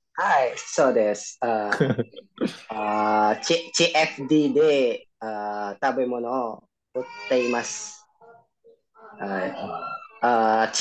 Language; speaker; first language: Japanese; non-native, learner; Indonesian